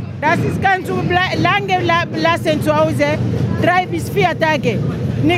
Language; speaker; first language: German; non-native, learner; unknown